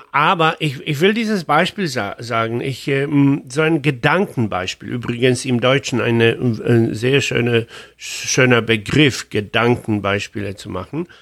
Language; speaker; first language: German; non-native, fluent; Polish